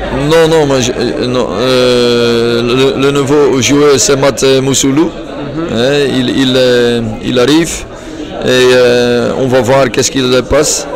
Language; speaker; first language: French; non-native, learner; Dutch